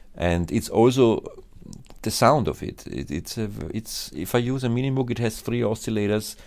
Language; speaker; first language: English; non-native, fluent; German